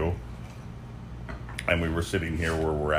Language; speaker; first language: English; native; English